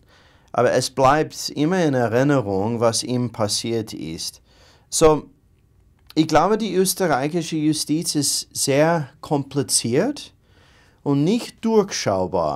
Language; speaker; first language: German; non-native, fluent; English